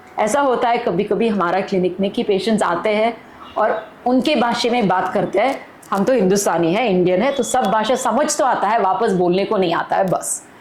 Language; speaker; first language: Hindi; non-native, local second language; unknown